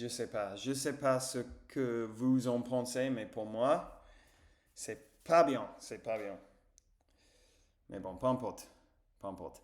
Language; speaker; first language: French; non-native, fluent; English